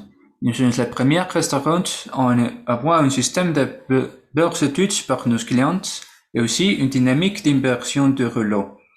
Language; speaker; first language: French; non-native, learner; Spanish